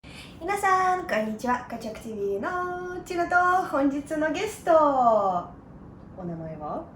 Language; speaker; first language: Japanese; non-native, fluent; Russian